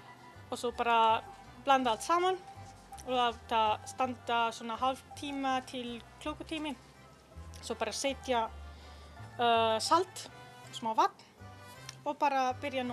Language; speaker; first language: Icelandic; non-native, learner; Italian